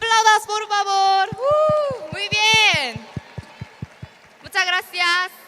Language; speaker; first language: Spanish; non-native, learner; Korean